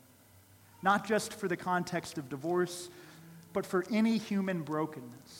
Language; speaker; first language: English; native; English